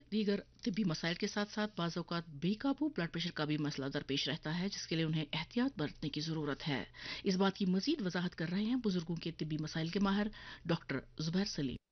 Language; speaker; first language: Urdu; non-native, local second language; Kashmiri